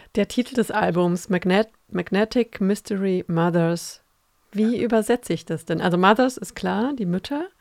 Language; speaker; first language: German; native; German